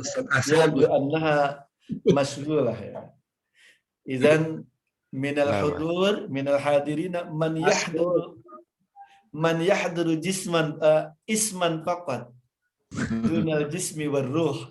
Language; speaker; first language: Arabic; non-native, fluent; Indonesian